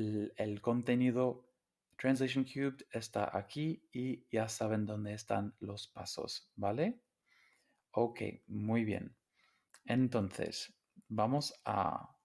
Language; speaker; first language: Spanish; non-native, fluent; English